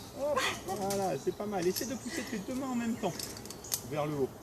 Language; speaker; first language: French; native; French